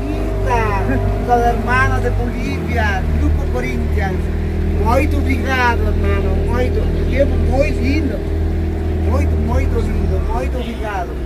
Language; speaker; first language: Portuguese; non-native, learner; Spanish